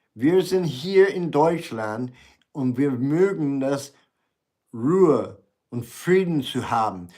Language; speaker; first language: German; non-native, learner; English